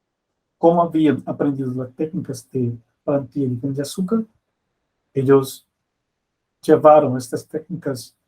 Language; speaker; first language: Spanish; non-native, fluent; Portuguese